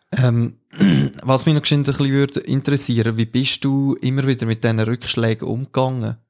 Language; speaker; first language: German; native; German